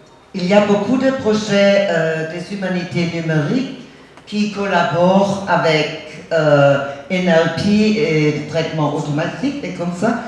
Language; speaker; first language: French; non-native, fluent; German